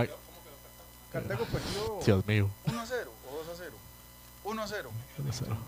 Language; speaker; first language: Spanish; native; Spanish